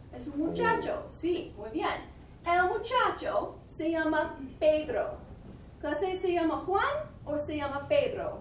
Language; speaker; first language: Spanish; non-native, fluent; English